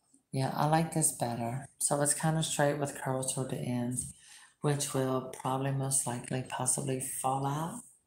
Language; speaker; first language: English; early bilingual, other home language; Spanish